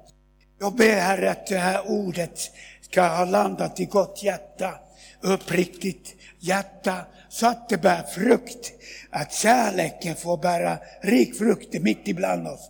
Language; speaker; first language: Swedish; non-native, fluent; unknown